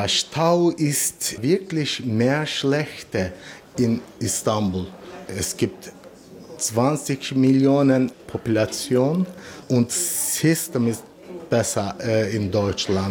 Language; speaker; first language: German; non-native, learner; Turkish